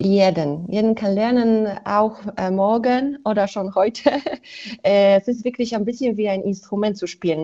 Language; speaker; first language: German; non-native, fluent; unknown